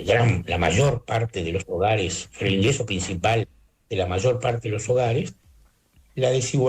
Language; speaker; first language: Spanish; native; Spanish